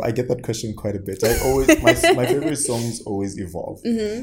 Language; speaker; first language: English; non-native, local second language; Bemba